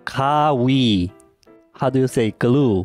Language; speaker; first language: English; non-native, fluent; Korean